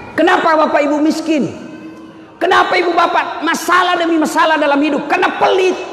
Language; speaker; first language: Indonesian; non-native, local second language; Buginese